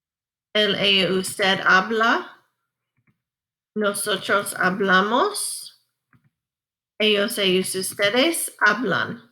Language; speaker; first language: Spanish; non-native, fluent; English